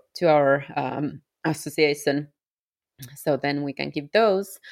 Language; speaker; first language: English; non-native, fluent; Finnish